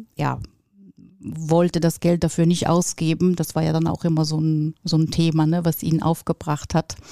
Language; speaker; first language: German; non-native, fluent; Italian